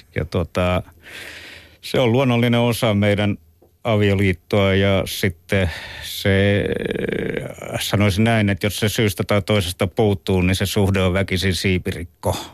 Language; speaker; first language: Finnish; native; Finnish